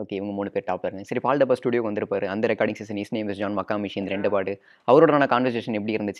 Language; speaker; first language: Tamil; native; Tamil